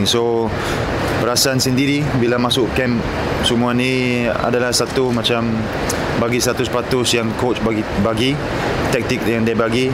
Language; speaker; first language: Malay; non-native, fluent; English